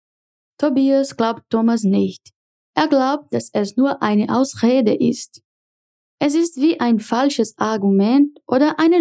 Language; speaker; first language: German; non-native, fluent; Portuguese